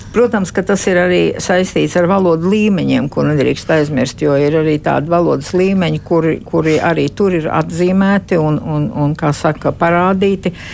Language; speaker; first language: Latvian; early bilingual, heritage; Latvian